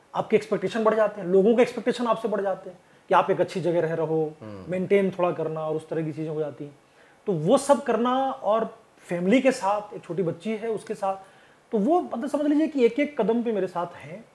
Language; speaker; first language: Hindi; native; Hindi